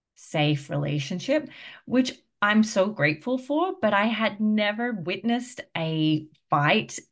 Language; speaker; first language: English; native; English